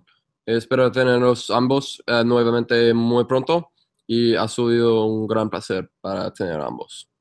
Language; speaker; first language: Spanish; non-native, fluent; English